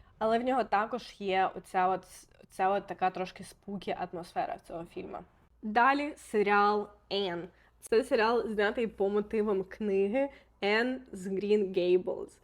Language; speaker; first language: Ukrainian; non-native, local second language; Russian